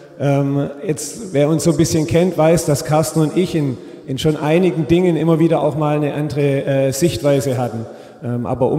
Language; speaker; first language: German; native; German